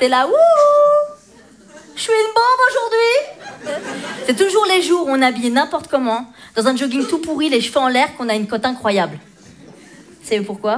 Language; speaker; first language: French; native; French